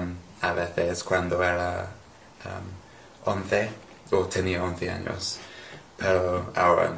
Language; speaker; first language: Spanish; non-native, learner; English